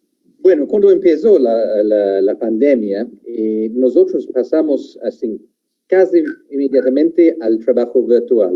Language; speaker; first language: Spanish; non-native, fluent; English